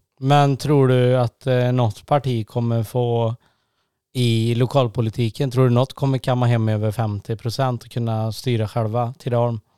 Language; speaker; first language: Swedish; native; Swedish